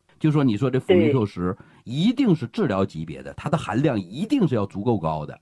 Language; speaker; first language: Chinese; native; Chinese